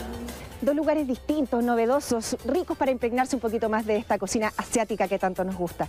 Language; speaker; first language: Spanish; native; Spanish